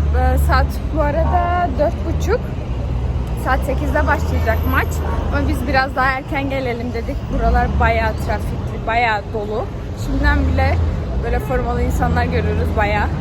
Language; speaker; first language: Turkish; early bilingual, heritage; Turkish